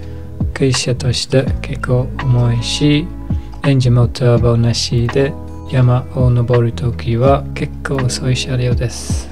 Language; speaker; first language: Japanese; non-native, fluent; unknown